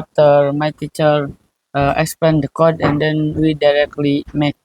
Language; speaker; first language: English; non-native, learner; Indonesian